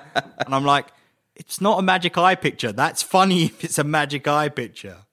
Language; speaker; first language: English; native; English